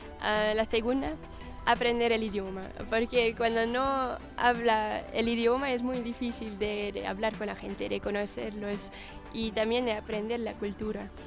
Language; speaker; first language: Spanish; non-native, learner; Dutch